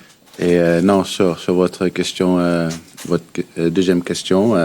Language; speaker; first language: French; early bilingual, heritage; French